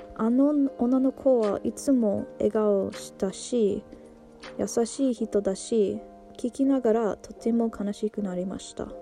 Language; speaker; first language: Japanese; non-native, learner; English